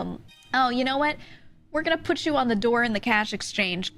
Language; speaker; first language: English; native; English